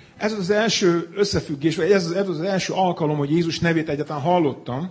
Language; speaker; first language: Hungarian; native; Hungarian